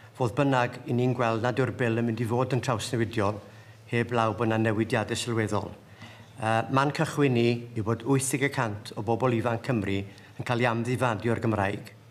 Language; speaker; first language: Welsh; native; Welsh